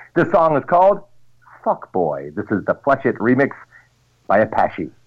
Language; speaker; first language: English; native; English